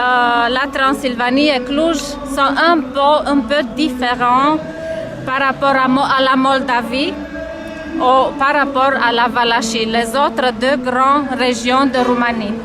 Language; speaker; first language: French; non-native, fluent; Romanian